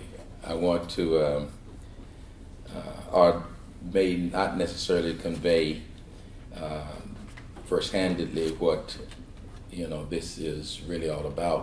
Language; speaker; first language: English; native; English